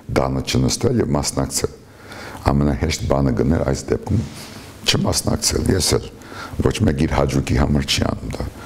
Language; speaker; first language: Armenian; early bilingual, heritage; Armenian